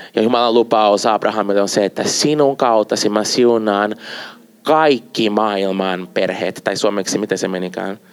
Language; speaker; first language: Finnish; non-native, fluent; Portuguese